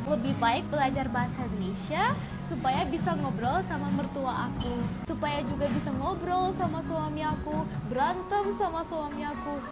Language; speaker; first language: Indonesian; non-native, fluent; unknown